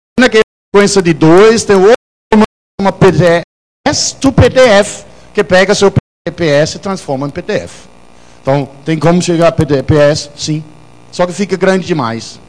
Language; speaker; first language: Portuguese; non-native, fluent; Danish